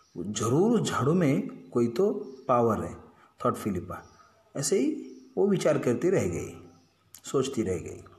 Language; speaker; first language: Hindi; non-native, local second language; Marathi